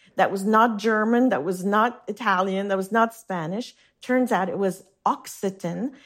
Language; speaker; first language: English; non-native, fluent; French